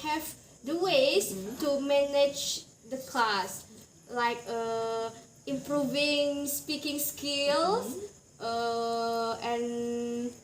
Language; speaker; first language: English; non-native, learner; Indonesian